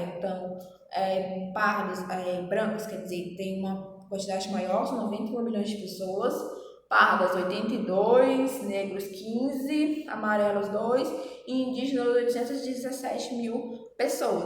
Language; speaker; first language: Portuguese; native; Portuguese